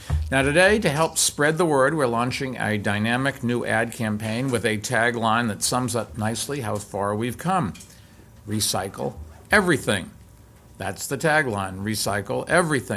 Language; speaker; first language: English; native; English